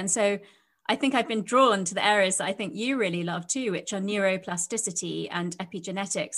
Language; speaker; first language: English; native; English